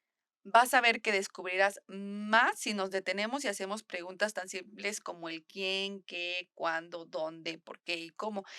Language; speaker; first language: Spanish; native; Spanish